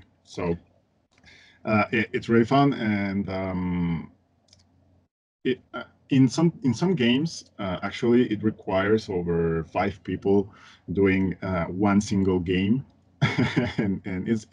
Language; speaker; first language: English; non-native, fluent; Spanish